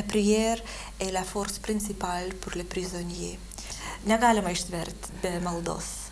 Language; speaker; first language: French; non-native, fluent; Lithuanian